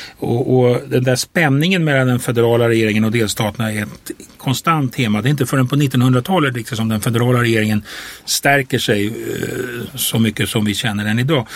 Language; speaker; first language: Swedish; native; Swedish